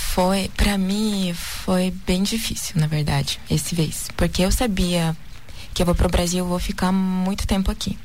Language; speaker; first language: Portuguese; non-native, learner; Russian